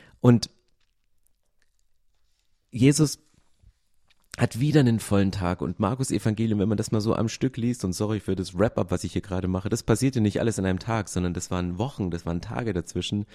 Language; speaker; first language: German; native; German